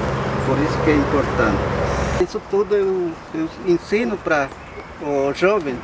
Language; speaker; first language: Portuguese; non-native, local second language; Guarani